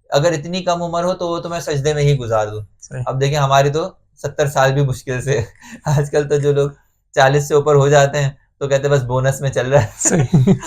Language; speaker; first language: Urdu; native; Urdu